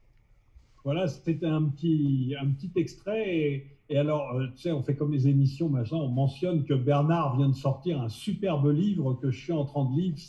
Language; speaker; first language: French; native; French